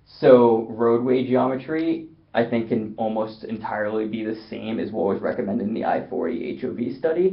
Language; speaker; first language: English; native; English